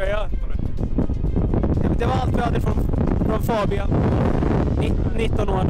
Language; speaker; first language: Swedish; native; Swedish